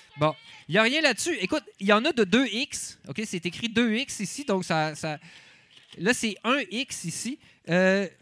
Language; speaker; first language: French; native; French